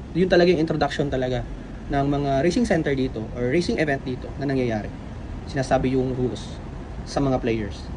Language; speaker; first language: Filipino; native; Filipino